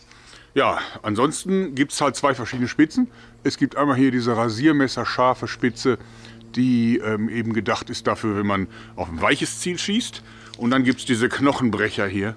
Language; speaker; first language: German; native; German